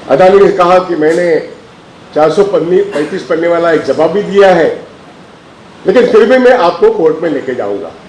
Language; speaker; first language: Hindi; non-native, local second language; Marathi